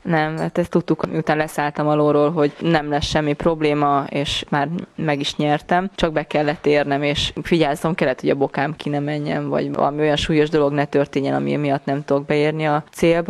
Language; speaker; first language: Hungarian; native; Hungarian